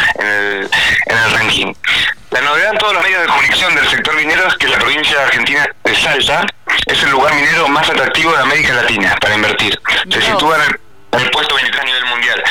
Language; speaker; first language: Spanish; native; Spanish